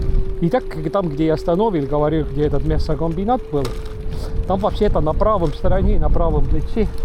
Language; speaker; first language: Russian; non-native, local second language; Estonian